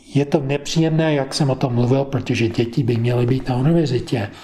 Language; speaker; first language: Czech; non-native, fluent; English